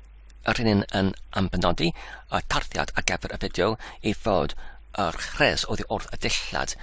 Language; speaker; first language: Welsh; non-native, learner; English